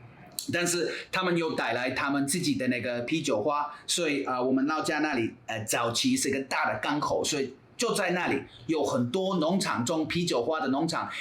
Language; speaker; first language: Chinese; non-native, fluent; English